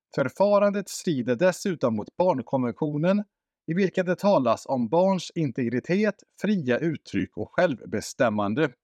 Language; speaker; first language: Swedish; native; Swedish